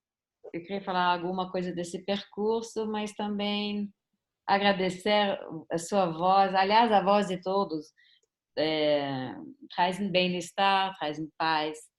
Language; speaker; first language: Portuguese; non-native, fluent; German